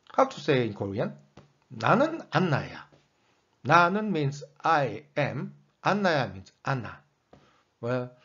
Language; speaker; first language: English; non-native, fluent; Korean